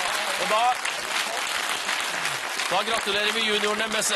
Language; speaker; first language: Norwegian; native; Norwegian